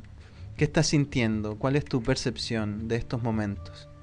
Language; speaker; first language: Spanish; native; Spanish